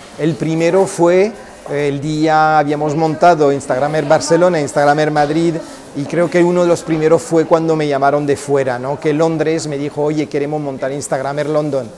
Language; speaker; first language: Spanish; early bilingual, heritage; Spanish